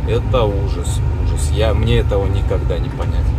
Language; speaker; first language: Russian; native; Russian